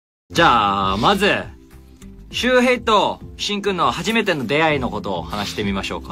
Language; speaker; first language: Japanese; non-native, fluent; Korean